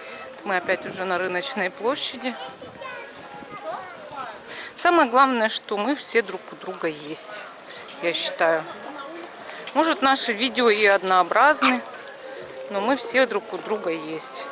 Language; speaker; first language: Russian; native; Russian